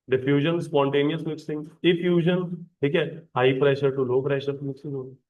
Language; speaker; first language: Hindi; non-native, local second language; Punjabi